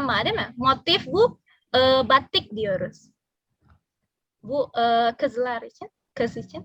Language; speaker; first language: Turkish; non-native, learner; Indonesian